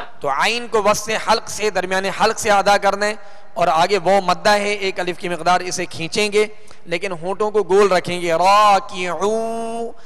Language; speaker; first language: Urdu; native; Urdu